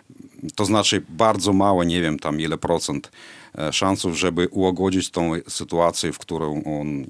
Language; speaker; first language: Polish; non-native, fluent; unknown